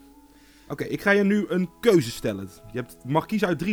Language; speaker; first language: Dutch; native; Dutch